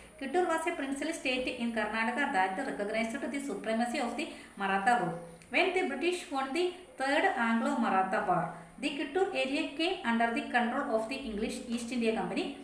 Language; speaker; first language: English; non-native, local second language; Malayalam